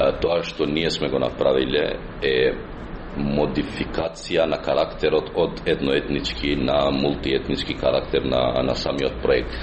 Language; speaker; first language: Macedonian; non-native, local second language; Albanian